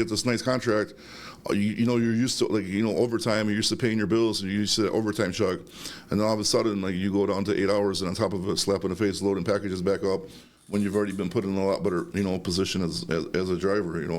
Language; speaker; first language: English; native; English